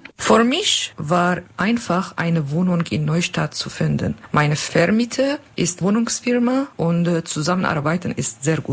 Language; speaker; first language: German; non-native, learner; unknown